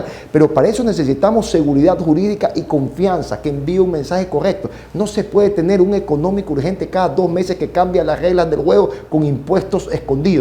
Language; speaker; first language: Spanish; native; Spanish